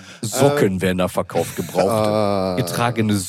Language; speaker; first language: German; native; German